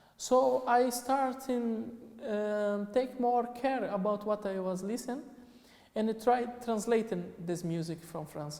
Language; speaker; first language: English; non-native, fluent; Portuguese